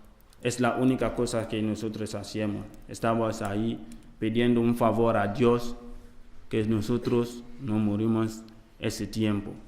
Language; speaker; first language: Spanish; non-native, learner; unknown